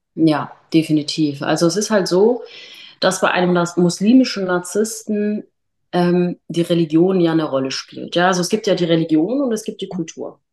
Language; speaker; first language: German; early bilingual, other home language; Arabic